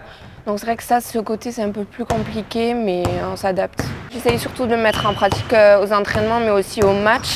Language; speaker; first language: French; native; French